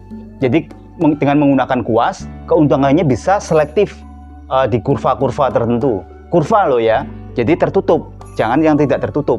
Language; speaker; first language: Indonesian; native; Indonesian